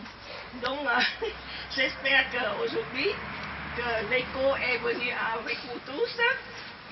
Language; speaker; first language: French; non-native, fluent; Vietnamese